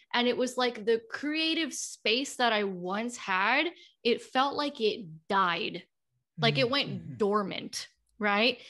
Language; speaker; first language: English; native; English